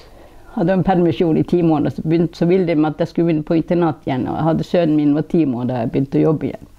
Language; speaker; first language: Norwegian; non-native, local second language; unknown